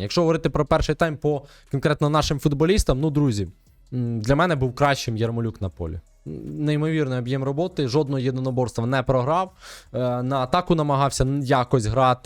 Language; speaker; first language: Ukrainian; native; Ukrainian